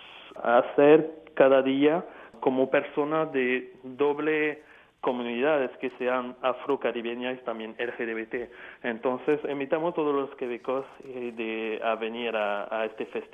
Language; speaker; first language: Spanish; non-native, fluent; French